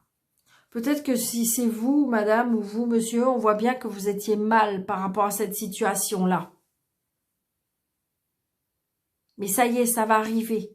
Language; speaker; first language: French; native; French